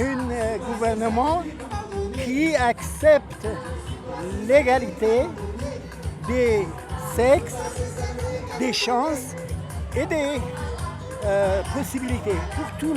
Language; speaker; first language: French; non-native, fluent; Persian